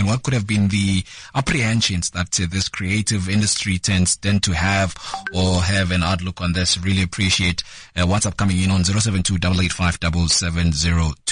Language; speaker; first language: English; non-native, local second language; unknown